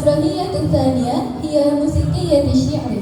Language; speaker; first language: Arabic; non-native, learner; Indonesian